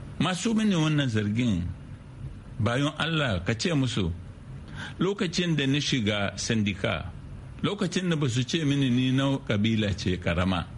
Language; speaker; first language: Hausa; non-native, local second language; Arabic